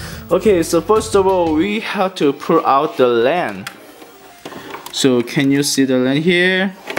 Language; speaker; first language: English; non-native, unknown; Korean